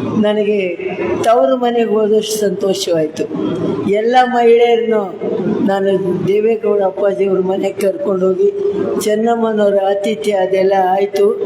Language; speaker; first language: Kannada; native; Kannada